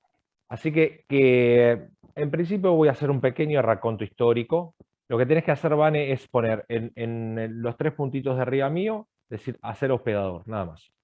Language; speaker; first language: Spanish; native; Spanish